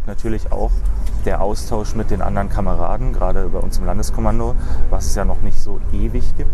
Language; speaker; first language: German; native; German